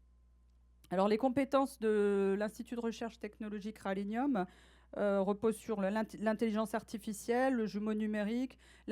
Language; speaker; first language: French; native; French